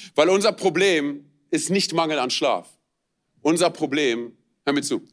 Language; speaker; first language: German; non-native, fluent; Romanian